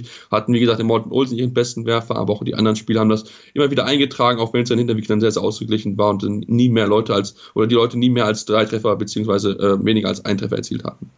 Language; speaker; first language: German; native; German